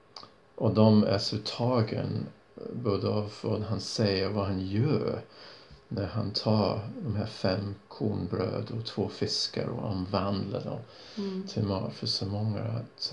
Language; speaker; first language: Swedish; non-native, fluent; English